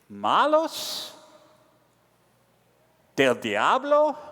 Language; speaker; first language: Spanish; non-native, learner; English